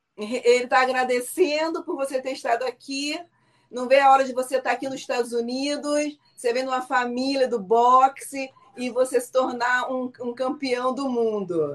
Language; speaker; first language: Portuguese; native; Portuguese